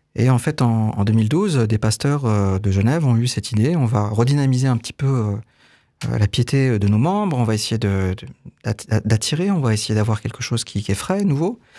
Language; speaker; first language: French; native; French